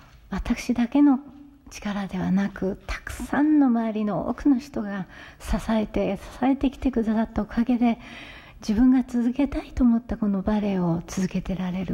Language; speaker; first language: Japanese; native; Japanese